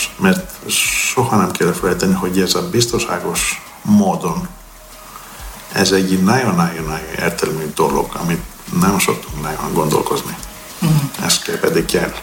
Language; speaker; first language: Hungarian; non-native, learner; Greek